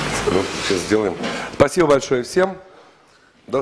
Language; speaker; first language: Russian; native; Russian